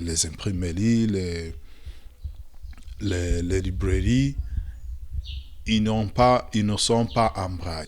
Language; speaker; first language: French; non-native, local second language; Kinyarwanda